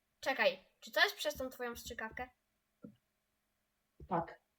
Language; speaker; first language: Polish; native; Polish